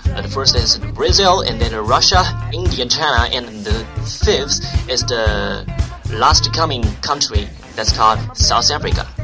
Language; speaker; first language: English; non-native, fluent; Chinese